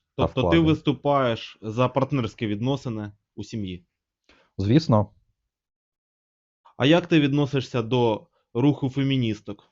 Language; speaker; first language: Ukrainian; native; Ukrainian